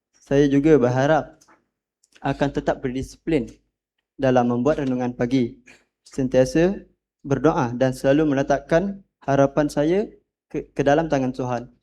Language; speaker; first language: Malay; non-native, local second language; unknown